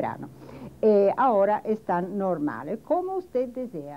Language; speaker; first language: Spanish; non-native, learner; Italian